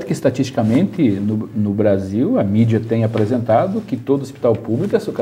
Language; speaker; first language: Portuguese; native; Portuguese